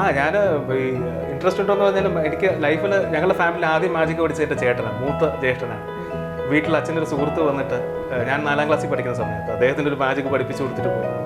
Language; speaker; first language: Malayalam; non-native, local second language; Tamil